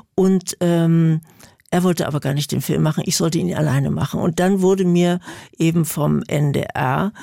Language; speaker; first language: German; native; German